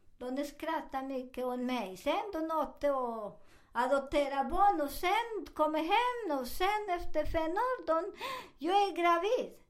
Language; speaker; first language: Swedish; non-native, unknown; Spanish